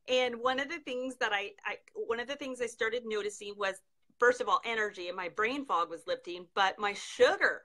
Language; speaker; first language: English; native; English